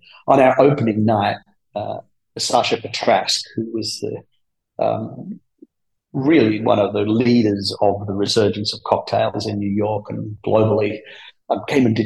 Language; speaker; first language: English; native; English